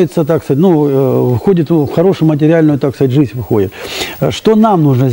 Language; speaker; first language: Russian; native; Russian